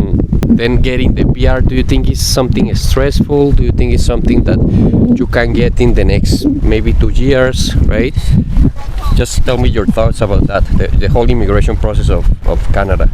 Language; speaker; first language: English; non-native, fluent; Spanish